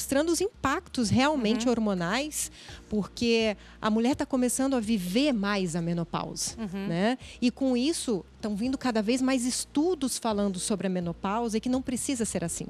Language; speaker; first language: Portuguese; native; Portuguese